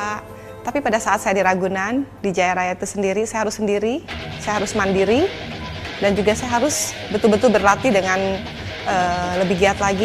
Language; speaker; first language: Indonesian; native; Indonesian